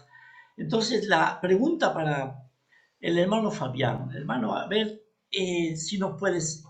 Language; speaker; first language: Spanish; native; Spanish